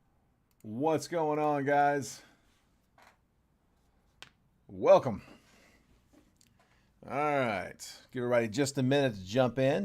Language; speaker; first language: English; native; English